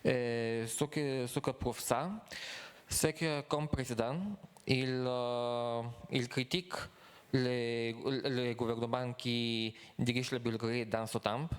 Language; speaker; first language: French; non-native, fluent; Bulgarian